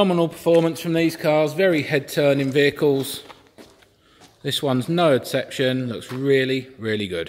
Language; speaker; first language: English; native; English